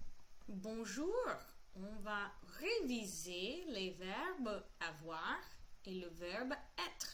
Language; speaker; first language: French; non-native, fluent; English